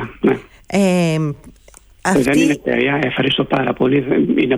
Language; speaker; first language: Greek; non-native, fluent; Hungarian